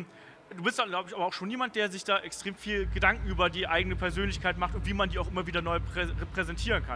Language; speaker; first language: German; native; German